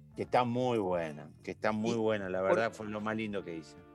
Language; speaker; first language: Spanish; native; Spanish